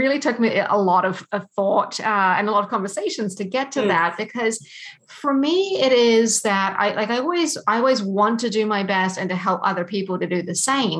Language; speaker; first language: English; native; English